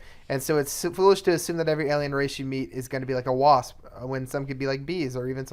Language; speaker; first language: English; native; English